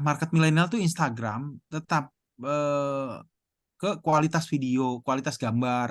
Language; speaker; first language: Indonesian; native; Indonesian